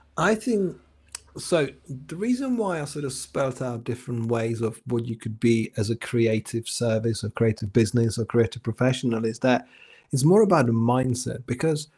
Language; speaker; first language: English; non-native, fluent; Czech